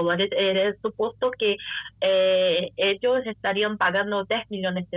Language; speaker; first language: Spanish; non-native, fluent; Portuguese